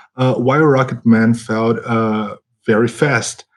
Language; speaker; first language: English; non-native, fluent; Portuguese